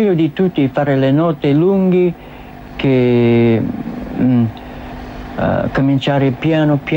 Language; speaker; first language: Italian; non-native, learner; English